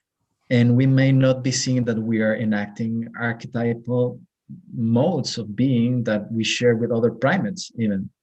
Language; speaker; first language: English; non-native, fluent; Spanish